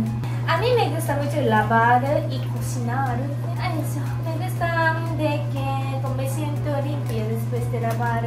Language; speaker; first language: Spanish; non-native, learner; Japanese